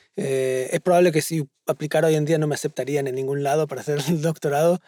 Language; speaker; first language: Spanish; native; Spanish